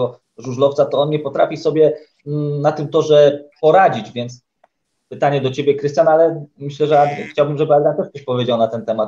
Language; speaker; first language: Polish; native; Polish